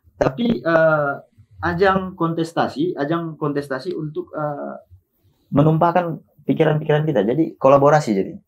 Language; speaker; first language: Indonesian; native; Indonesian